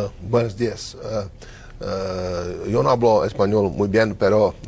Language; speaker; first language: Spanish; non-native, learner; Czech